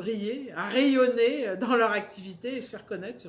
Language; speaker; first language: French; native; French